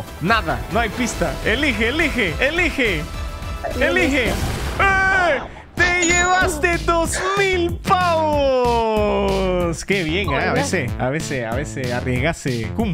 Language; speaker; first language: Spanish; native; Spanish